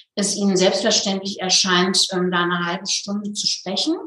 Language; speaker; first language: German; native; German